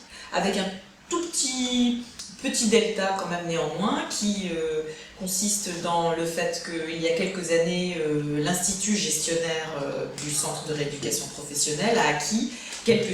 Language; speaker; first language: French; native; French